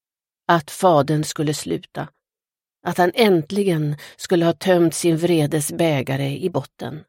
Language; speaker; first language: Swedish; native; Swedish